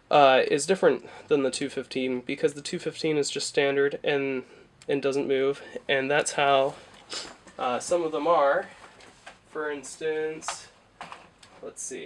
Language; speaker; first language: English; native; English